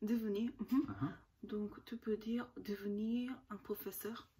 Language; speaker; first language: French; non-native, learner; Korean